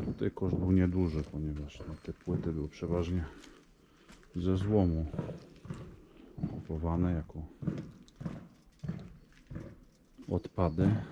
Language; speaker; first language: Polish; native; Polish